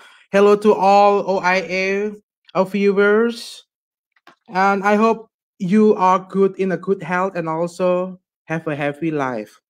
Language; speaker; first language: English; non-native, fluent; Indonesian